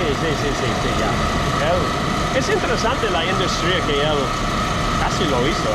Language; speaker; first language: Spanish; non-native, learner; English